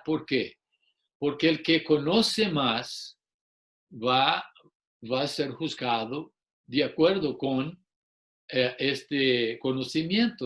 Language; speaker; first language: Spanish; non-native, fluent; English